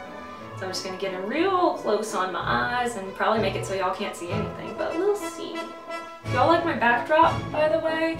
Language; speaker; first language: English; native; English